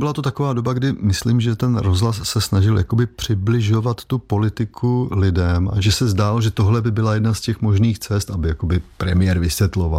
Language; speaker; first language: Czech; native; Czech